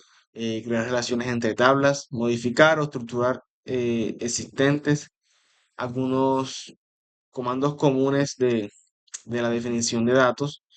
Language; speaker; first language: Spanish; native; Spanish